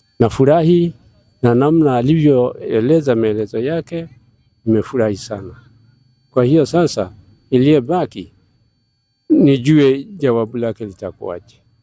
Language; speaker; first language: Swahili; non-native, local second language; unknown